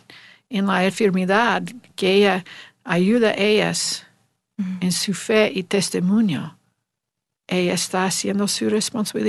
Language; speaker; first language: Spanish; non-native, learner; English